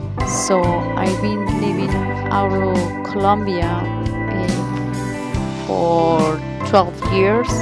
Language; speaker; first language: English; non-native, learner; Spanish